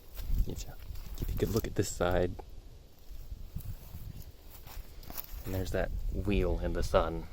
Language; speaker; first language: English; native; English